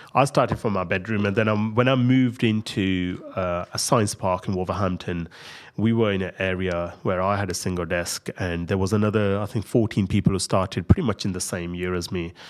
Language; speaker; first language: English; non-native, local second language; Punjabi